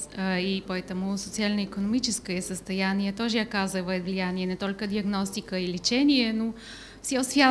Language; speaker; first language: Russian; non-native, learner; Bulgarian